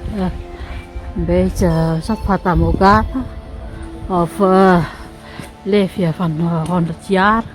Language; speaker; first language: Dutch; non-native, learner; Indonesian